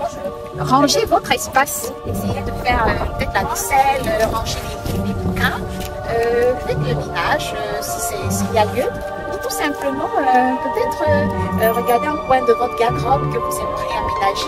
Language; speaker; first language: French; native; French